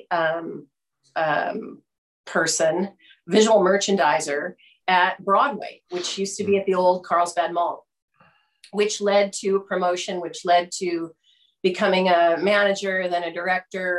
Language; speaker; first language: English; native; English